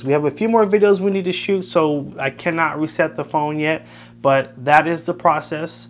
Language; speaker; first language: English; native; English